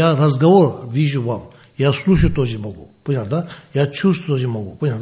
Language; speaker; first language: Russian; non-native, learner; Tibetan